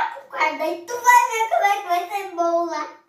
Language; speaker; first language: Portuguese; native; Portuguese